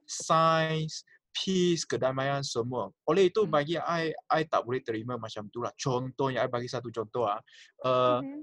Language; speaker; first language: Malay; non-native, local second language; Chinese